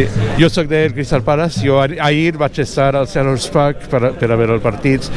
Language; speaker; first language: Catalan; non-native, learner; English